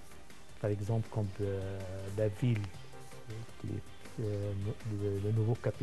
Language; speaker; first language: French; non-native, fluent; Arabic